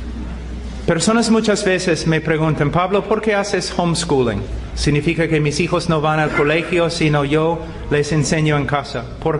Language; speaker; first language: Spanish; non-native, fluent; English